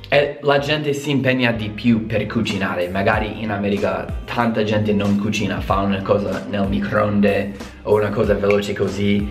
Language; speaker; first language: Italian; non-native, fluent; English